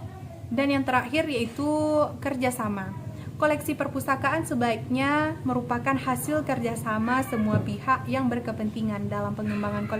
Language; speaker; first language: Indonesian; native; Indonesian